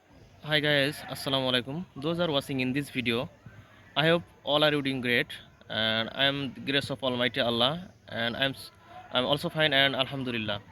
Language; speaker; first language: English; non-native, learner; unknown